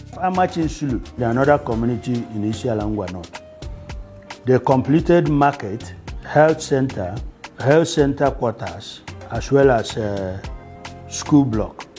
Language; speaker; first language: English; non-native, local second language; Igbo